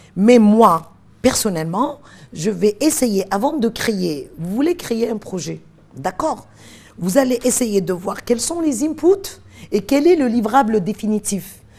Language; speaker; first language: French; non-native, local second language; Arabic